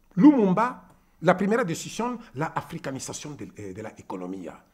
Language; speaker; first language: Spanish; non-native, fluent; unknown